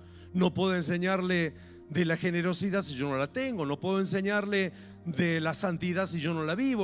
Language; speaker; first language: Spanish; native; Spanish